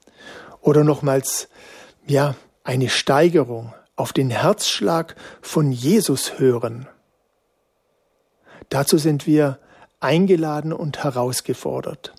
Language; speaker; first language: German; native; German